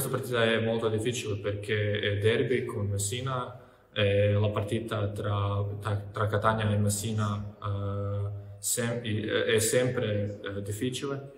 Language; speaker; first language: Italian; non-native, learner; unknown